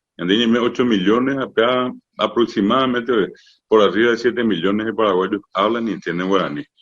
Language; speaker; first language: Spanish; non-native, local second language; Guarani